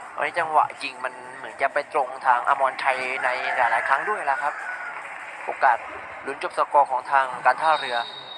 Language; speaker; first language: Thai; native; Thai